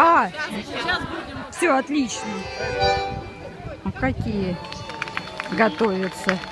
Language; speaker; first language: Russian; native; Russian